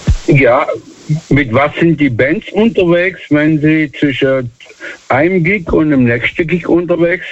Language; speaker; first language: German; native; German